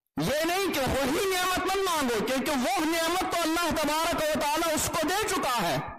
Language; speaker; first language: Urdu; non-native, local second language; Kashmiri